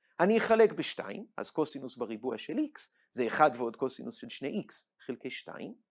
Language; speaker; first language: Hebrew; native; Hebrew